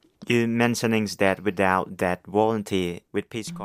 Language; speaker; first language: English; non-native, fluent; Khmer